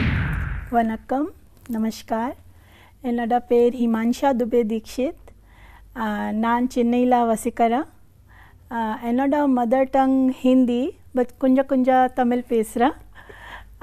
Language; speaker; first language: Tamil; non-native, learner; Hindi